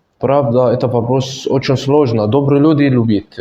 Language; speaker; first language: Russian; non-native, learner; Arabic